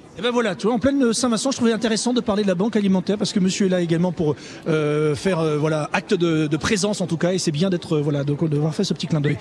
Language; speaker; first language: French; native; French